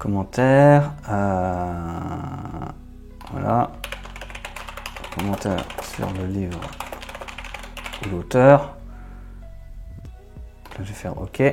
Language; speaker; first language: French; native; French